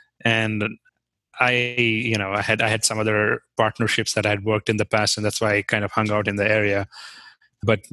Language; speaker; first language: English; non-native, local second language; Kashmiri